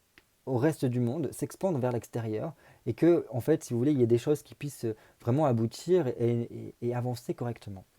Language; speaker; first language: French; native; French